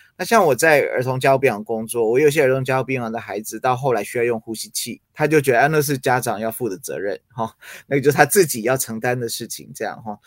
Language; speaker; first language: Chinese; early bilingual, other home language; English